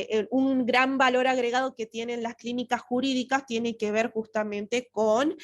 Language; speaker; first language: Spanish; native; Spanish